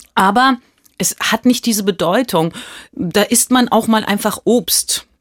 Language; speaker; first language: German; early bilingual, heritage; German